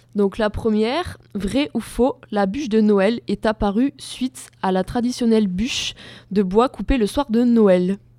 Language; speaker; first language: French; native; French